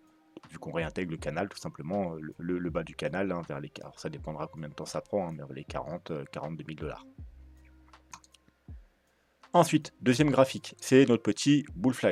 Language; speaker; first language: French; native; French